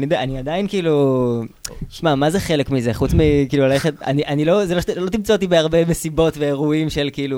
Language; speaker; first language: Hebrew; native; Hebrew